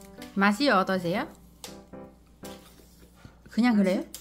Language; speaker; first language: Korean; non-native, learner; Vietnamese